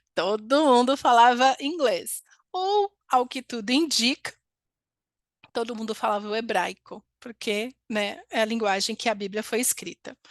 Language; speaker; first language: Portuguese; native; Portuguese